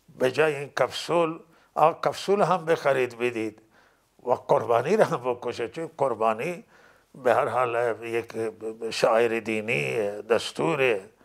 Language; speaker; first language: Persian; non-native, local second language; Baluchi